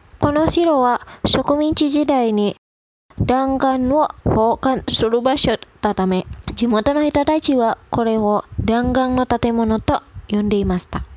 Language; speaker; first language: Japanese; non-native, fluent; Indonesian